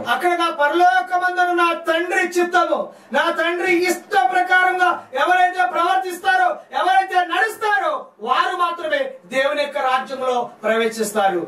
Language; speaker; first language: Telugu; non-native, local second language; Lambadi